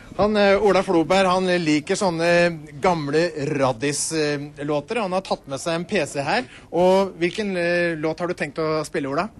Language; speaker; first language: Norwegian; native; Norwegian